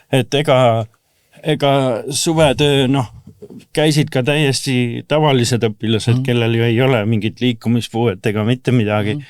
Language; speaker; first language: Estonian; native; Estonian